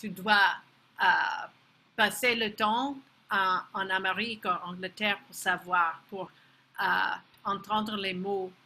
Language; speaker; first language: French; non-native, fluent; English